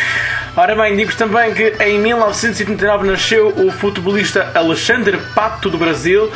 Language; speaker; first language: Portuguese; native; Portuguese